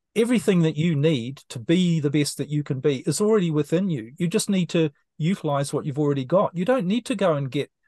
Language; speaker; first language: English; native; English